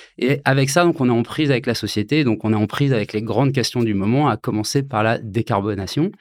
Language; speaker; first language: French; native; French